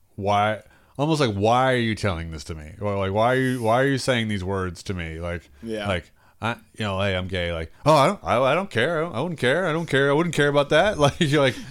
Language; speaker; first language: English; native; English